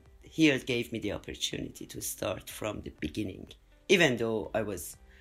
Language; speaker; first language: English; non-native, fluent; Persian